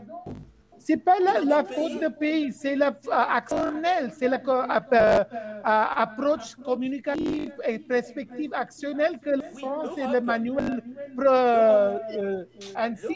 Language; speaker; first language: French; non-native, fluent; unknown